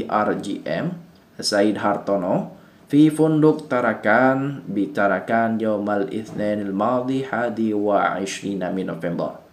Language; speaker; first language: Arabic; non-native, fluent; Indonesian